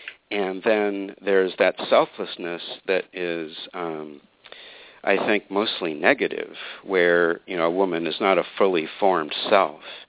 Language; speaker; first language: English; native; English